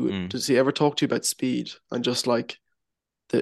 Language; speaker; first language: English; native; English